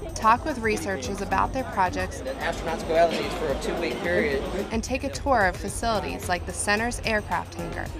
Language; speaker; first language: English; native; English